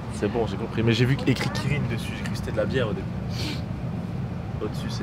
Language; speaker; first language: French; native; French